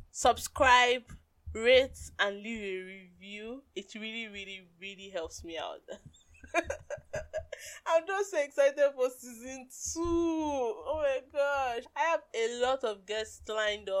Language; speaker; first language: English; non-native, local second language; Yoruba